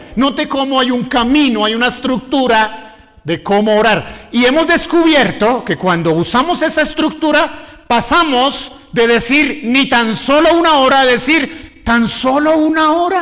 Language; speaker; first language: Spanish; native; Spanish